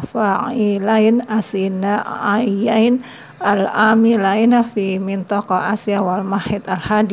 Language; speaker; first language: Arabic; non-native, learner; Indonesian